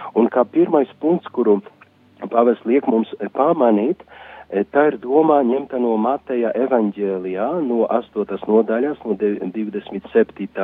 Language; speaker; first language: Latvian; non-native, fluent; Polish